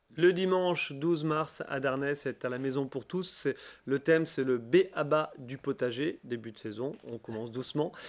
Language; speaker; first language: French; native; French